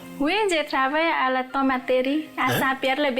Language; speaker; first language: French; non-native, learner; Nepali